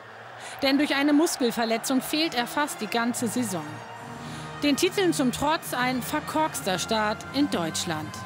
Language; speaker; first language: German; native; German